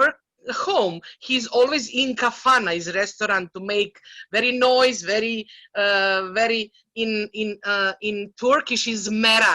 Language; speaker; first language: English; non-native, learner; Serbian